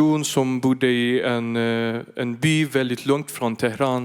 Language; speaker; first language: Swedish; non-native, fluent; Persian